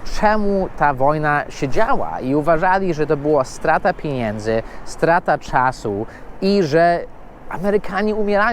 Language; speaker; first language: Polish; non-native, fluent; English